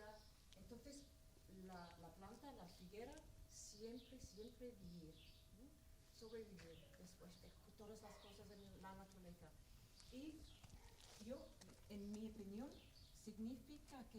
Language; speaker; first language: Spanish; non-native, learner; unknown